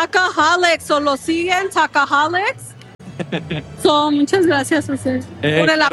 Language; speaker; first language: Spanish; early bilingual, heritage; Spanish